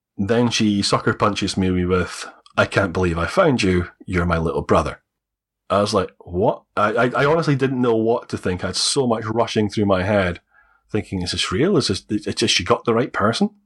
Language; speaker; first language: English; native; English